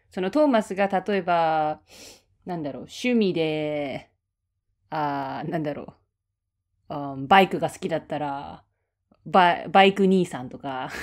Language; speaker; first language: Japanese; native; Japanese